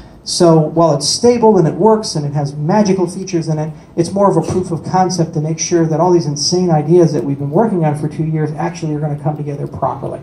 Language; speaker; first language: English; native; English